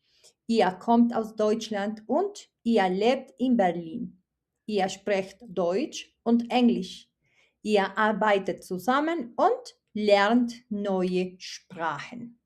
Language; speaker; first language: German; non-native, fluent; Spanish